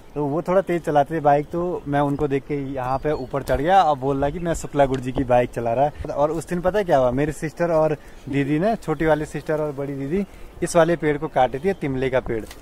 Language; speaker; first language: Hindi; native; Hindi